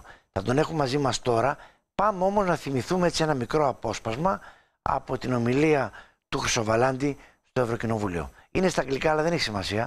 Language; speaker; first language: Greek; native; Greek